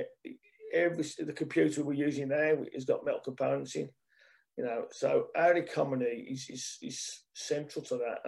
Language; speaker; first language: English; native; English